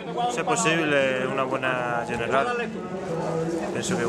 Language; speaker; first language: French; non-native, learner; Spanish